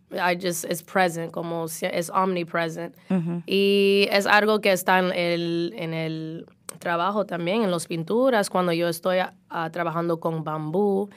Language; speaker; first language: Spanish; early bilingual, heritage; Spanish